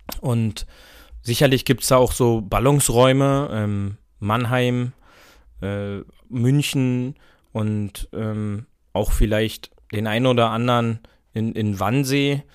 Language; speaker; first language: German; native; German